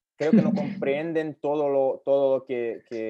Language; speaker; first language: Spanish; non-native, learner; Portuguese